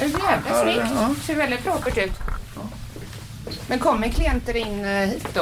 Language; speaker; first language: Swedish; native; Swedish